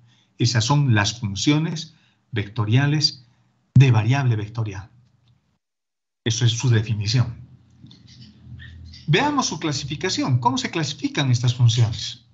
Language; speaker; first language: Spanish; native; Spanish